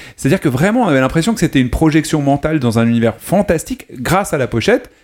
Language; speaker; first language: French; non-native, local second language; Arabic